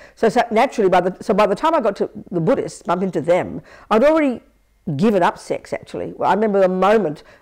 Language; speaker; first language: English; native; English